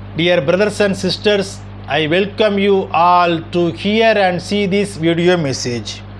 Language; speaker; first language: English; non-native, local second language; Tamil